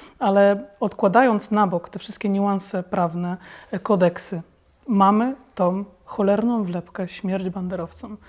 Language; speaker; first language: Polish; native; Polish